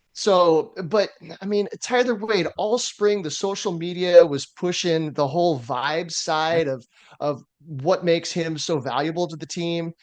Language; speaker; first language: English; native; English